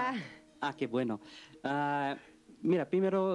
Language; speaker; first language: Spanish; non-native, learner; Bangla